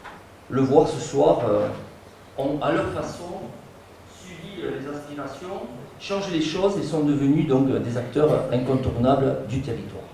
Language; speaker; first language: French; native; French